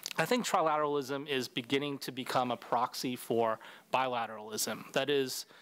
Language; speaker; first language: English; native; English